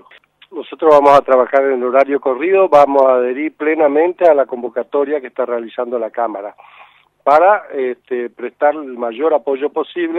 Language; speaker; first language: Spanish; native; Spanish